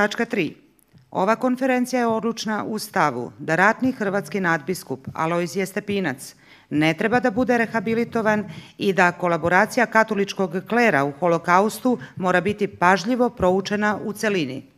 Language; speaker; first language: Croatian; native; Croatian